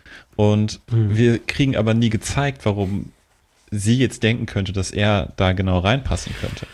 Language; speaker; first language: German; native; German